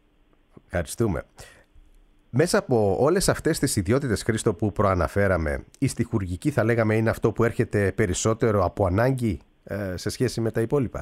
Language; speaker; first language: Greek; native; Greek